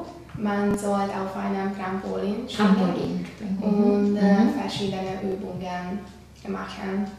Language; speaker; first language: German; non-native, learner; Hungarian